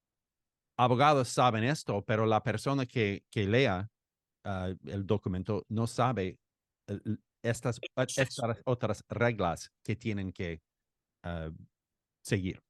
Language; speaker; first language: Spanish; non-native, fluent; English